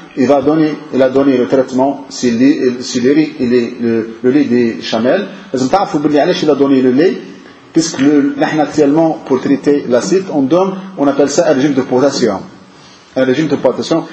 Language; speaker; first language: French; non-native, local second language; Arabic